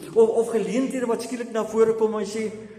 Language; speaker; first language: Afrikaans; native; Afrikaans